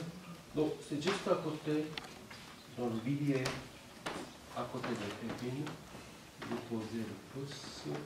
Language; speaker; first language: French; non-native, learner; Japanese